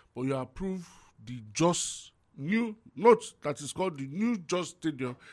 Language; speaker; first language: English; non-native, local second language; Yoruba